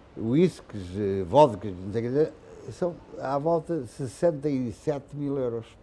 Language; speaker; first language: Portuguese; native; Portuguese